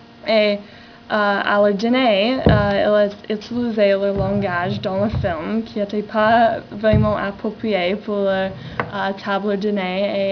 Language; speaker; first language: French; non-native, learner; English